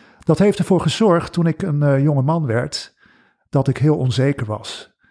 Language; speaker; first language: Dutch; early bilingual, other home language; English